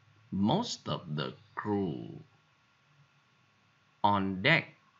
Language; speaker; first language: English; non-native, fluent; Vietnamese